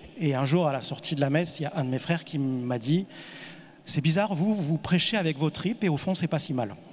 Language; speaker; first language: French; native; French